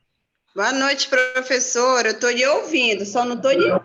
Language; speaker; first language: Portuguese; native; Portuguese